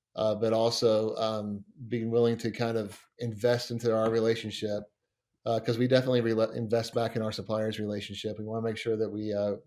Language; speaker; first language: English; native; English